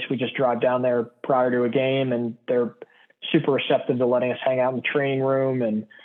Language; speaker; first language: English; native; English